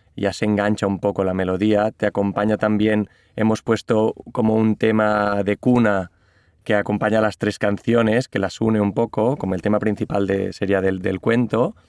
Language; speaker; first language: Spanish; non-native, local second language; Catalan